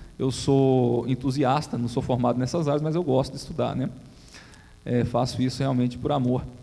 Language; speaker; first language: Portuguese; native; Portuguese